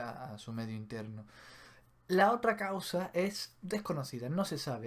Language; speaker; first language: Spanish; native; Spanish